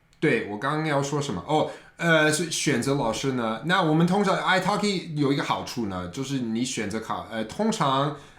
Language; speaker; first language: Chinese; non-native, fluent; English